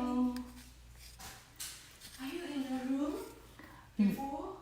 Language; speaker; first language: English; non-native, learner; Chinese